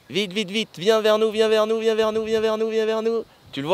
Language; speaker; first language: French; native; French